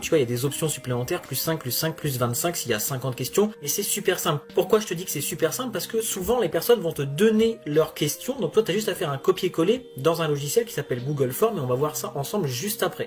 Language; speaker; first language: French; native; French